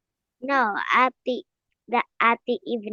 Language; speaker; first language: English; non-native, learner; Vietnamese